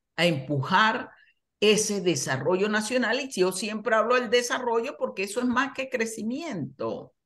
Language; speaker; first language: Spanish; native; Spanish